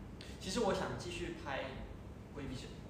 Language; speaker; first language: Chinese; native; Chinese